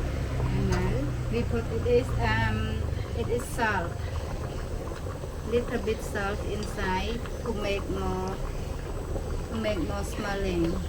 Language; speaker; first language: English; non-native, learner; Khmer